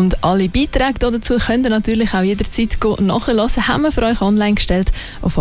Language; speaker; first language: German; native; German